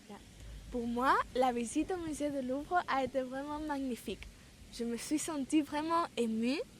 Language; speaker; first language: French; non-native, fluent; Spanish